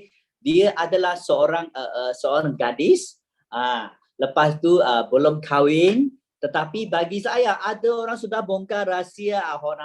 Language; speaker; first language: Malay; native; Malay